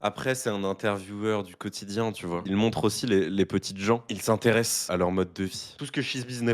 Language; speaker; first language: French; native; French